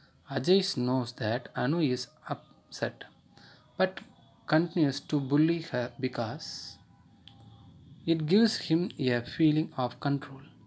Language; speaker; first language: English; non-native, local second language; Tamil